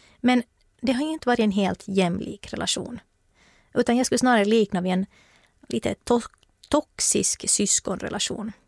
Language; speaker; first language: Swedish; native; Swedish